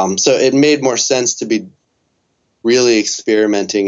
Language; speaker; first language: English; native; English